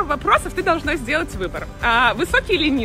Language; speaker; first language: Russian; native; Russian